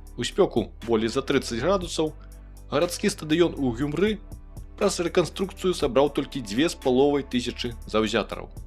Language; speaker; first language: Belarusian; native; Belarusian